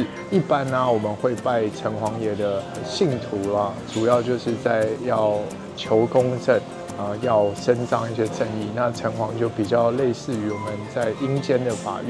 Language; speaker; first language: Chinese; native; Chinese